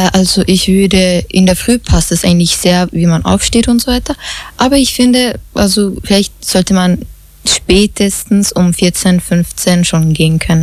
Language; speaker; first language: German; early bilingual, other home language; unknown